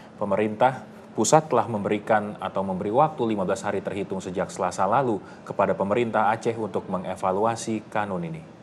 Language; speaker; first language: Indonesian; native; Indonesian